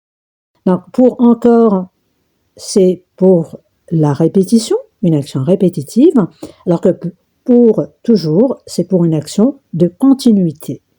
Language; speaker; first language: French; non-native, local second language; Arabic